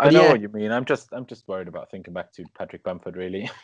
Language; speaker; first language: English; native; English